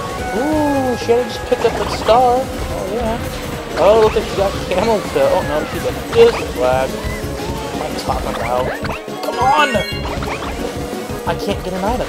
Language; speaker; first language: English; native; English